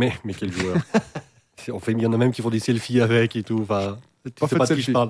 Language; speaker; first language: French; native; French